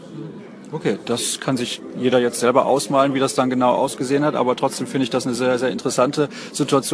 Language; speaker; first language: German; native; German